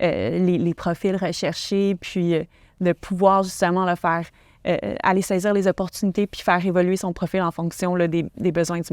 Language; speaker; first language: French; native; French